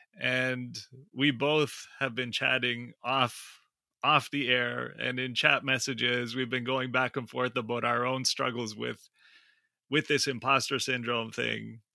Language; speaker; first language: English; native; English